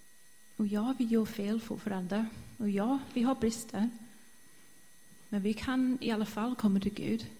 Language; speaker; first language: Swedish; non-native, fluent; English